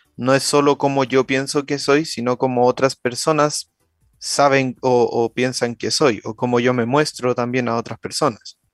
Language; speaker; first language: Spanish; native; Spanish